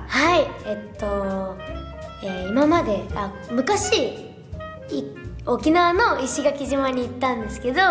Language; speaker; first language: Japanese; native; Japanese